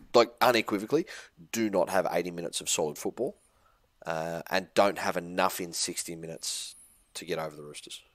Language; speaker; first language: English; native; English